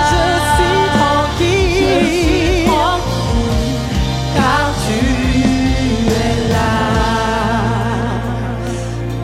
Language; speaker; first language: French; native; French